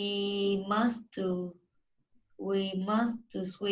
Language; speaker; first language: English; non-native, learner; Vietnamese